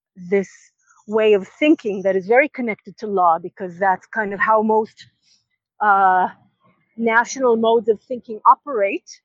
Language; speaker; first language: English; non-native, fluent; Hebrew